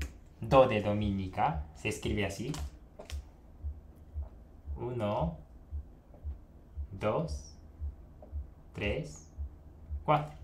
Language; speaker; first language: Spanish; non-native, fluent; Japanese